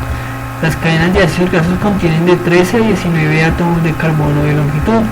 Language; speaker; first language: Spanish; native; Spanish